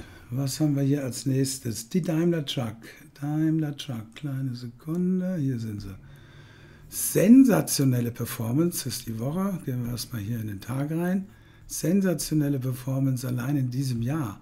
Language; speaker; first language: German; native; German